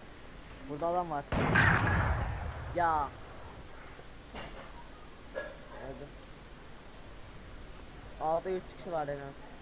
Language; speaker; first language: Turkish; native; Turkish